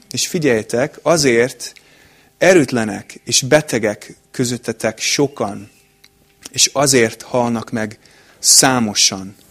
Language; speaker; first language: Hungarian; non-native, fluent; English